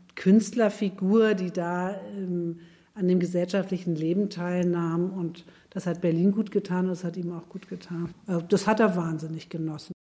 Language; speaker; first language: German; native; German